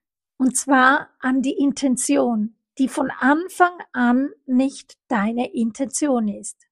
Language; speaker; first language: German; non-native, fluent; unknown